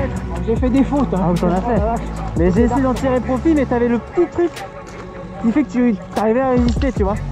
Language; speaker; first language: French; native; French